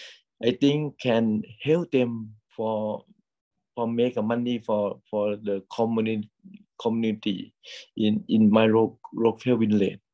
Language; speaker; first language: English; non-native, learner; Thai